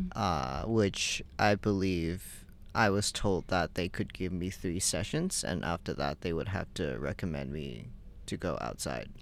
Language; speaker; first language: English; non-native, local second language; Cantonese